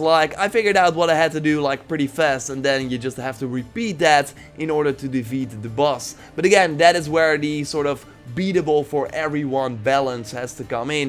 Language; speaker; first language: English; non-native, fluent; Dutch